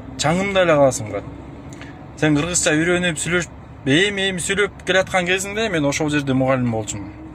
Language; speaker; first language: Kyrgyz; non-native, local second language; Russian